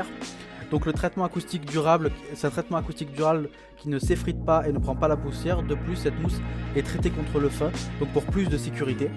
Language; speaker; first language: French; native; French